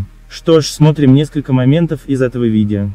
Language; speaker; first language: Russian; native; Russian